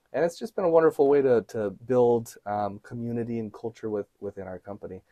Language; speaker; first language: English; native; English